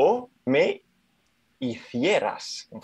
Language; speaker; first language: Spanish; non-native, fluent; Italian